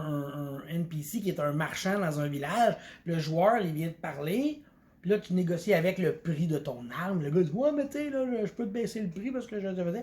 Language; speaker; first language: French; native; French